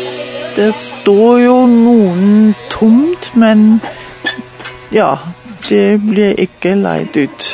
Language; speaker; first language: Norwegian; non-native, learner; German